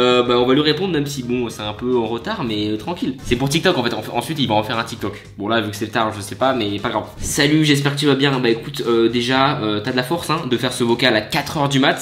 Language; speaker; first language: French; native; French